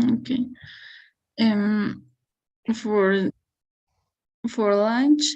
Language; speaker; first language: English; non-native, learner; Spanish